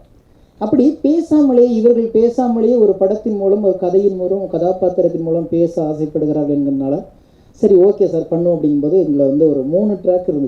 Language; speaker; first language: Tamil; native; Tamil